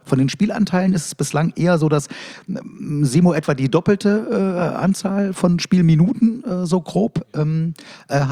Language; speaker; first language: German; native; German